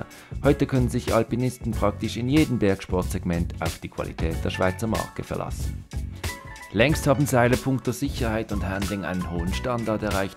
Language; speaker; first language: German; native; German